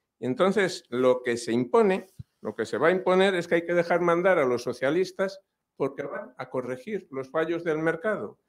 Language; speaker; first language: Spanish; native; Spanish